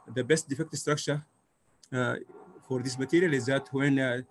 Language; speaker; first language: English; non-native, fluent; Arabic